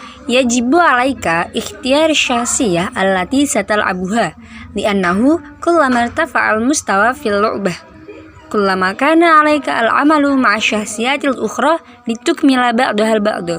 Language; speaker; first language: Arabic; non-native, learner; Indonesian